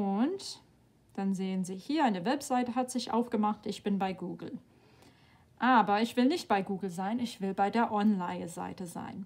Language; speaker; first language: German; non-native, fluent; English